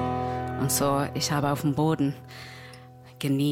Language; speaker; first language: German; non-native, learner; English